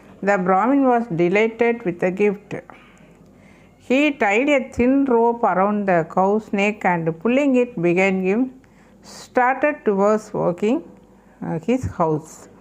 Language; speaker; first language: English; non-native, local second language; Tamil